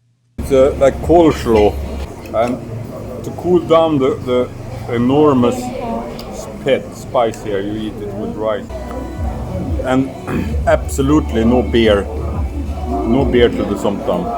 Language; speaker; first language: English; non-native, learner; Swedish